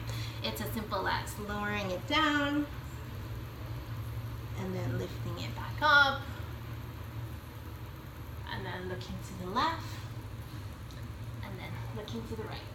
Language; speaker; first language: English; native; English